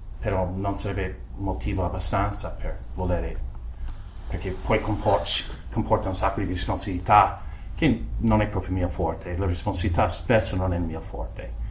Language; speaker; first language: Italian; non-native, fluent; English